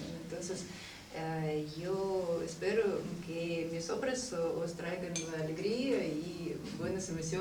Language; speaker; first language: Spanish; non-native, fluent; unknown